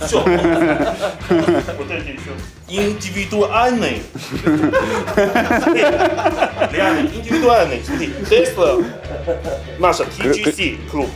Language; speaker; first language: Russian; non-native, learner; Chinese